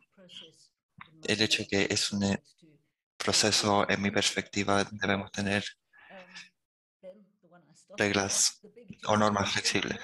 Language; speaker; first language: Spanish; non-native, fluent; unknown